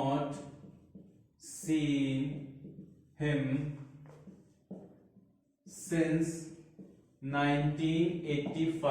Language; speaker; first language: English; non-native, local second language; Hindi